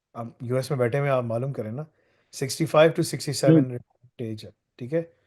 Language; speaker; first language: Urdu; native; Urdu